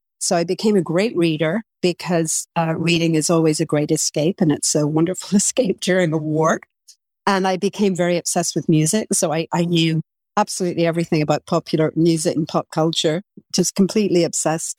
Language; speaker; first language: English; native; English